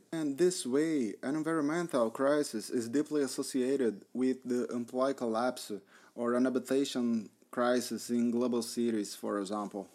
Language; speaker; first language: English; non-native, learner; Portuguese